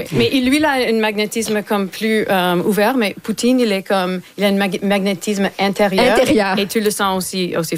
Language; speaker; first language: French; non-native, local second language; English